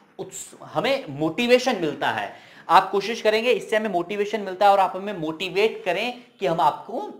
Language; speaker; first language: Hindi; native; Hindi